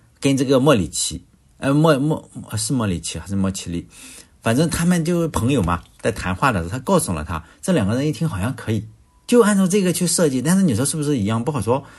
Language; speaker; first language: Chinese; native; Chinese